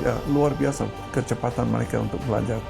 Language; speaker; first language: Indonesian; non-native, fluent; English